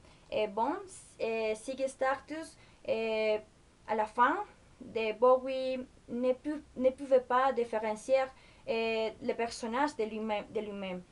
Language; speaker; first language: French; non-native, learner; Spanish